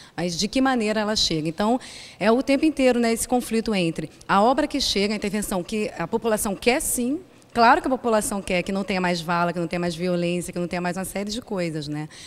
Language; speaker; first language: Portuguese; native; Portuguese